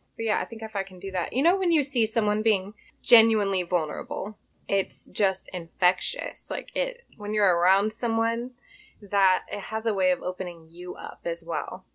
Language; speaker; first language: English; native; English